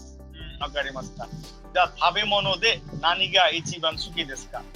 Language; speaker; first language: Japanese; non-native, fluent; Bangla